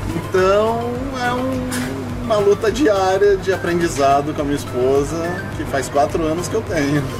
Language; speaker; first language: Portuguese; native; Portuguese